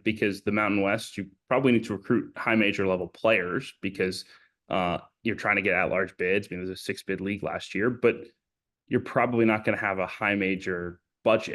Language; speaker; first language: English; native; English